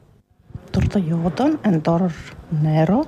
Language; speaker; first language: Dutch; non-native, learner; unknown